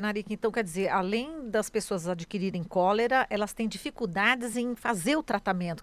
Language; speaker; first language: Portuguese; native; Portuguese